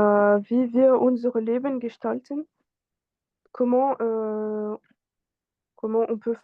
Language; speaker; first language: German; non-native, fluent; French